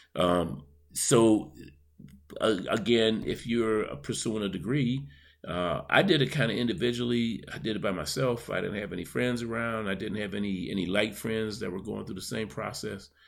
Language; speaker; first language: English; native; English